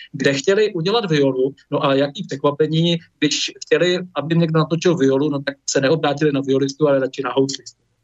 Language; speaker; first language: Czech; native; Czech